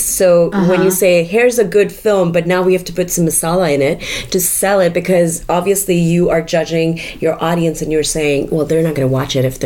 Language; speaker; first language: English; non-native, local second language; Urdu